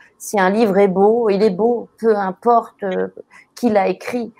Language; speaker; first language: French; native; French